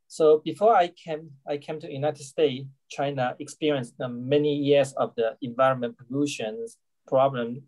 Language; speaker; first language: English; non-native, learner; Chinese